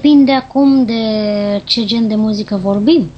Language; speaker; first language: Romanian; native; Romanian